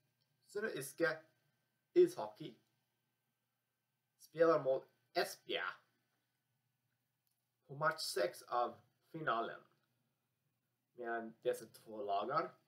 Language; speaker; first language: Swedish; non-native, learner; English